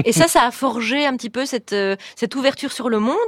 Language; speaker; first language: French; native; French